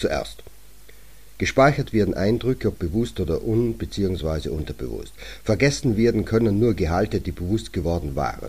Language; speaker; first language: German; native; German